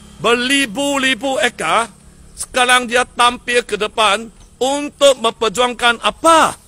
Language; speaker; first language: Malay; non-native, local second language; Chinese